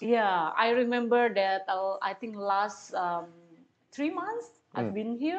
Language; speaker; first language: English; non-native, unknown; Indonesian